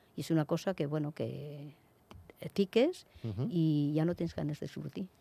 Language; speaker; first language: Catalan; non-native, local second language; Spanish